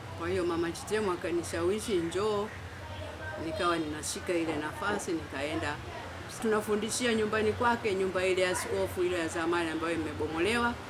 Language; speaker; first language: Swahili; native; Swahili